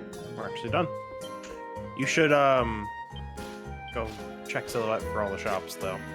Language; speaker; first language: English; native; English